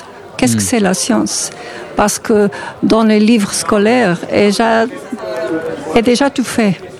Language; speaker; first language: French; non-native, learner; Portuguese